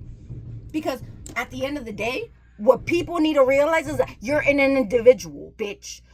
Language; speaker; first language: English; native; English